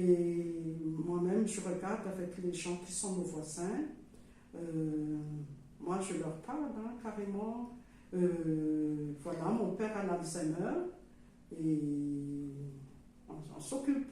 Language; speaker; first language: French; non-native, local second language; Malagasy